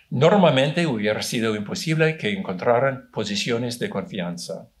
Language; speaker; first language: Spanish; non-native, fluent; English